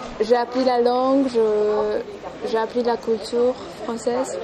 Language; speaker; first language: French; non-native, fluent; Polish